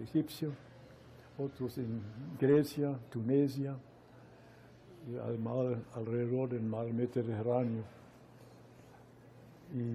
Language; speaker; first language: Spanish; non-native, fluent; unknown